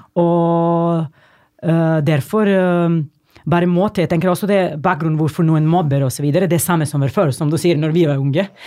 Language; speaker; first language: Norwegian; non-native, fluent; Serbian